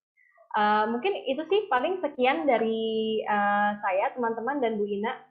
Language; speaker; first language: Indonesian; native; Indonesian